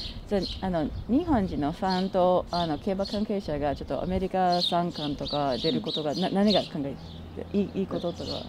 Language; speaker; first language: Japanese; non-native, learner; English